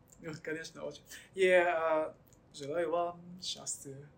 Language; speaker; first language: Russian; non-native, learner; Chinese